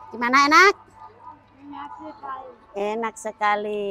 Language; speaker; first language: Indonesian; native; Indonesian